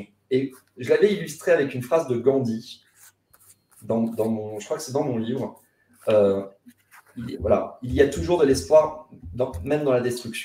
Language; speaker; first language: French; native; French